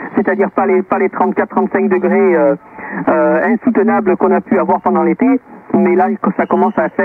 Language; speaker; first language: French; native; French